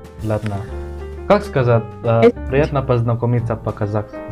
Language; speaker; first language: Russian; non-native, learner; Indonesian